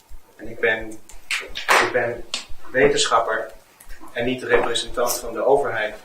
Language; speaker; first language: Dutch; non-native, fluent; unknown